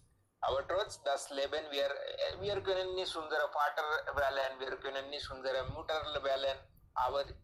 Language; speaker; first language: German; non-native, learner; Hindi